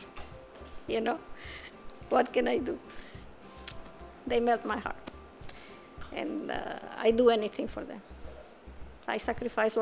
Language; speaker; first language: English; non-native, fluent; Spanish